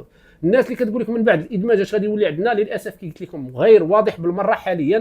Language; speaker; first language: Arabic; native; Arabic